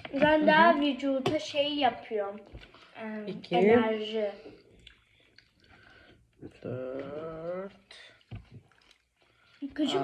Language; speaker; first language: Turkish; early bilingual, heritage; Turkish